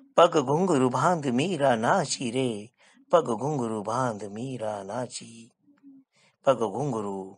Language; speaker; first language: Hindi; non-native, local second language; Gujarati